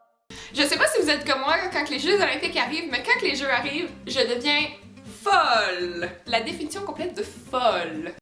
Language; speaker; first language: French; native; French